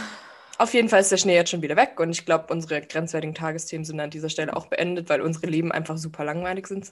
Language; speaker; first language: German; native; German